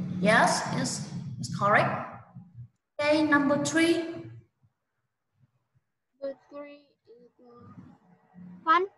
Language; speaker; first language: English; non-native, fluent; Vietnamese